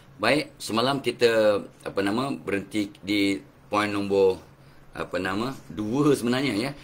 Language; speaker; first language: Malay; native; Malay